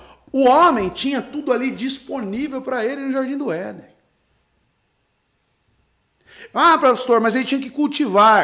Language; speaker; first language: Portuguese; native; Portuguese